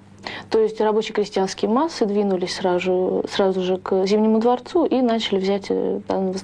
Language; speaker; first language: Russian; native; Russian